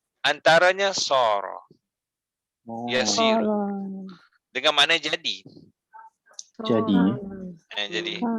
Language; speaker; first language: Malay; native; Malay